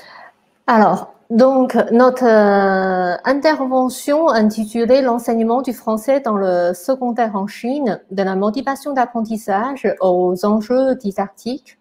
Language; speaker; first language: French; non-native, fluent; Chinese